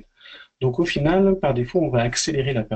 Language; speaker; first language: French; native; French